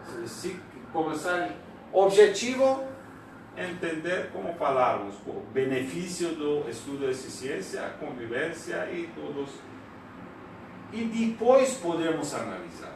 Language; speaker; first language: Portuguese; non-native, learner; Persian